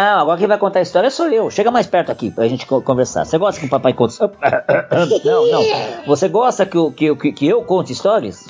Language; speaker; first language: Portuguese; native; Portuguese